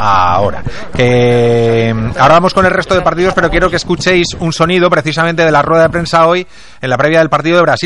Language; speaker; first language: Spanish; native; Spanish